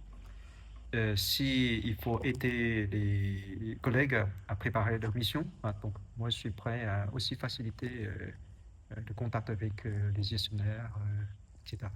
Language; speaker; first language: French; non-native, fluent; Chinese